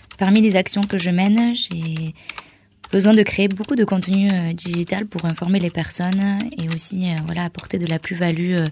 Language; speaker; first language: French; early bilingual, other home language; Spanish